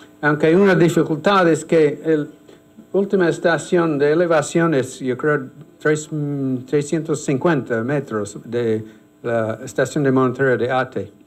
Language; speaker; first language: Spanish; non-native, fluent; English